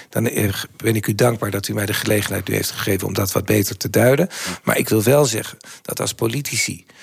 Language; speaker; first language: Dutch; native; Dutch